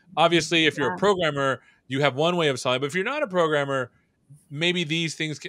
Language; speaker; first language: English; native; English